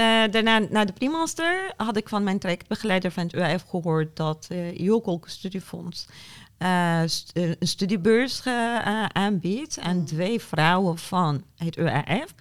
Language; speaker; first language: Dutch; non-native, fluent; Arabic